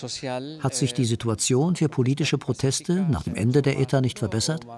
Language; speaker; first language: German; native; German